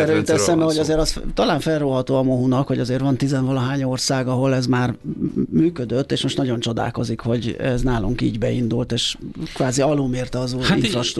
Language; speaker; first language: Hungarian; native; Hungarian